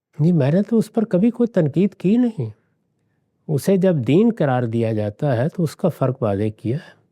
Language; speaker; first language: Urdu; non-native, local second language; Punjabi